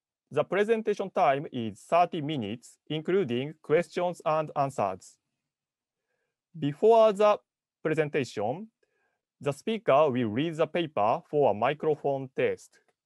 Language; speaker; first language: English; non-native, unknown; Japanese